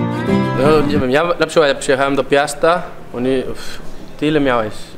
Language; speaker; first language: Polish; non-native, learner; Spanish